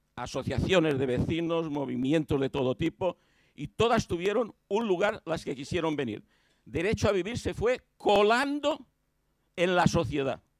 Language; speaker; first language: Spanish; native; Spanish